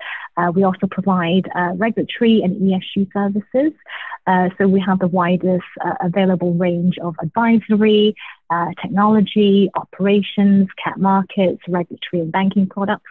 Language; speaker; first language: English; native; English